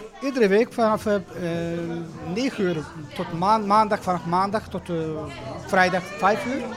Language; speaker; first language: Dutch; non-native, learner; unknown